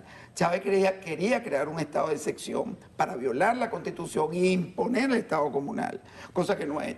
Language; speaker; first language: Spanish; native; Spanish